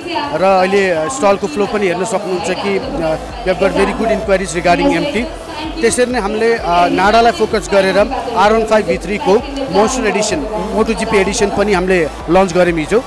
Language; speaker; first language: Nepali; native; Nepali